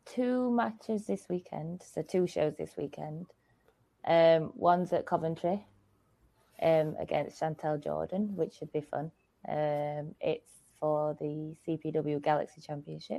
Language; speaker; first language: English; native; English